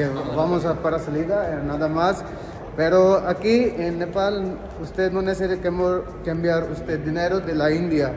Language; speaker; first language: Spanish; non-native, learner; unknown